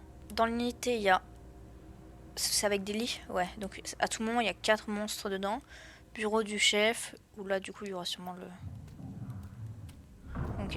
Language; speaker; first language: French; native; French